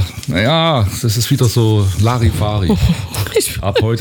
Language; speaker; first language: German; native; German